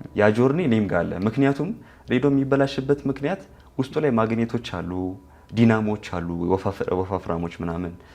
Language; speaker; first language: Amharic; non-native, local second language; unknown